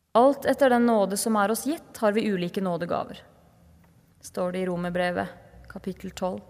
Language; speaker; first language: Norwegian; native; Norwegian